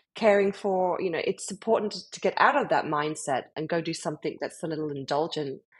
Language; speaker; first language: English; native; English